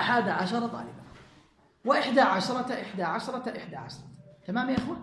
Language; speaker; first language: Arabic; native; Arabic